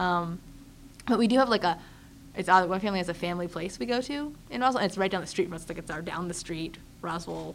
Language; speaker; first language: English; native; English